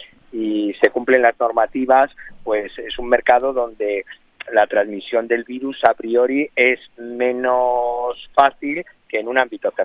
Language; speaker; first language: Spanish; native; Spanish